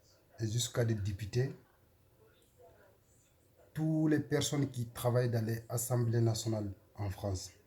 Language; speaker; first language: French; non-native, learner; Soninke